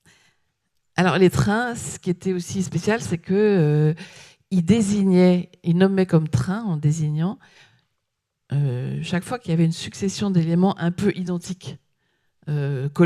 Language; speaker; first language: French; native; French